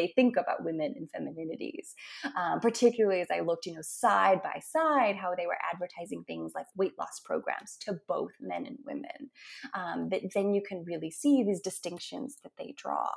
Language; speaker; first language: English; native; English